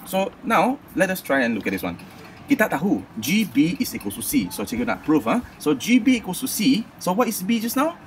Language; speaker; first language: English; non-native, local second language; Malay